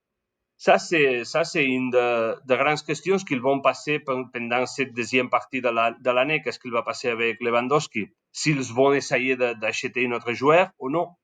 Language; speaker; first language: French; non-native, learner; Spanish